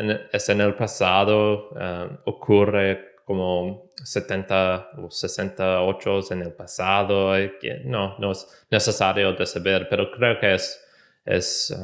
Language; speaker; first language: Spanish; non-native, learner; English